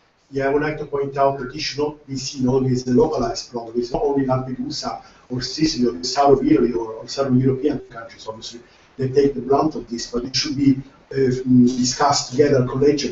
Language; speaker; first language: English; non-native, fluent; Italian